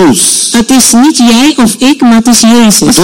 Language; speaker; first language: Dutch; non-native, local second language; Papiamento